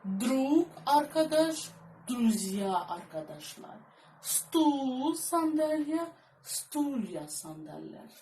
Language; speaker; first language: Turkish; non-native, fluent; Russian